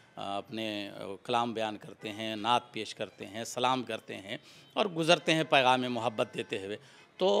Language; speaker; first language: Hindi; native; Hindi